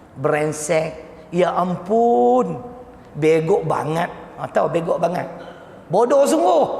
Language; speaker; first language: Malay; native; Malay